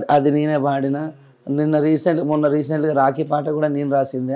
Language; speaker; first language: Telugu; native; Telugu